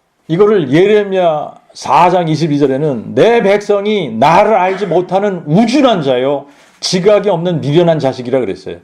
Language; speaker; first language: Korean; native; Korean